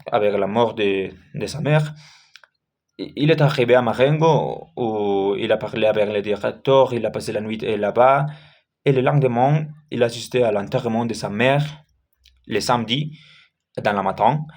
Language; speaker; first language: French; non-native, learner; Spanish